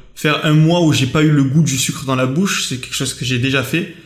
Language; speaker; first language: French; native; French